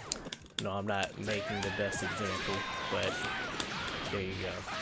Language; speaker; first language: English; native; English